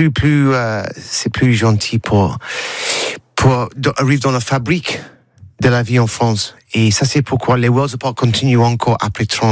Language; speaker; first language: French; non-native, learner; English